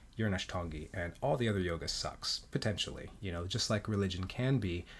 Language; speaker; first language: English; early bilingual, heritage; Spanish